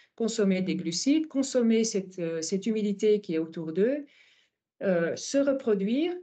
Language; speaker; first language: French; native; French